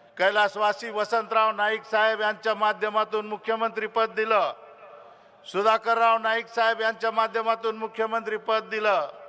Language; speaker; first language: Marathi; non-native, local second language; Lambadi